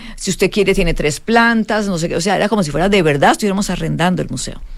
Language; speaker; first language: Spanish; native; Spanish